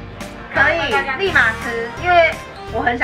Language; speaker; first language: Chinese; native; Chinese